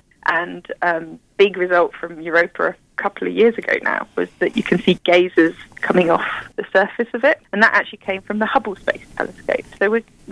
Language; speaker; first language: English; native; English